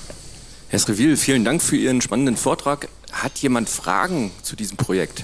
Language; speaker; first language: German; native; German